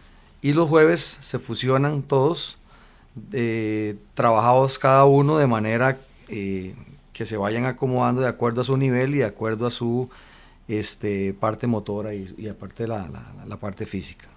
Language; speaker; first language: Spanish; native; Spanish